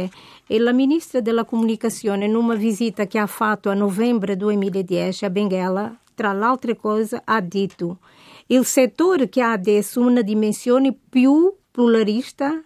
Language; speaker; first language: Italian; non-native, fluent; Portuguese